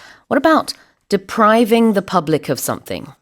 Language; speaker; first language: English; non-native, fluent; Korean